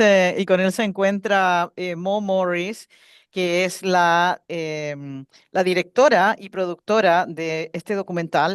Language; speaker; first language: Spanish; native; Spanish